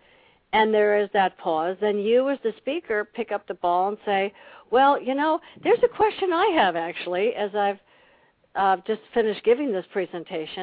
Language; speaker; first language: English; native; English